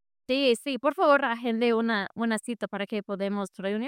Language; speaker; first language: Spanish; non-native, fluent; English